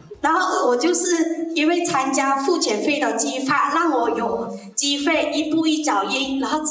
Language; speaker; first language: Chinese; non-native, local second language; Hakka Chinese